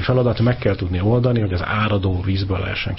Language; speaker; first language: Hungarian; native; Hungarian